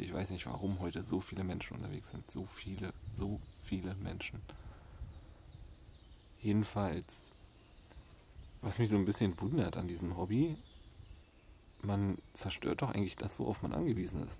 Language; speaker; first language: German; native; German